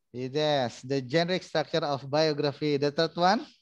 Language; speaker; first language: English; non-native, fluent; Indonesian